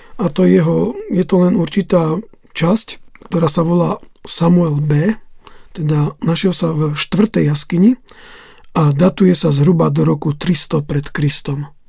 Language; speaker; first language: Slovak; native; Slovak